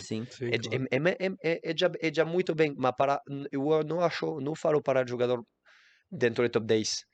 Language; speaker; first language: Portuguese; non-native, learner; French